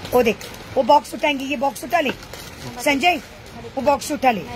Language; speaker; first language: Hindi; non-native, local second language; Marathi